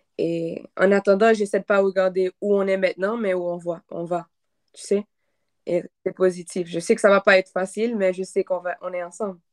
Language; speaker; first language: French; non-native, local second language; Haitian Creole